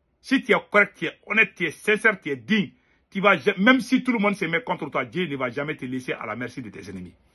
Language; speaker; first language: French; non-native, local second language; Bambara